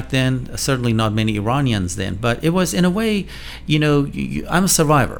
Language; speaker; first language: English; non-native, fluent; Persian